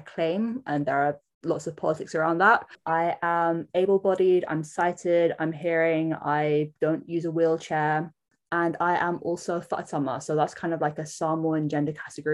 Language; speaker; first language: English; native; English